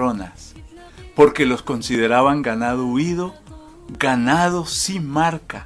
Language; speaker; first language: Spanish; native; Spanish